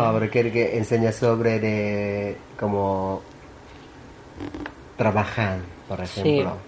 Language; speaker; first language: Spanish; non-native, learner; Thai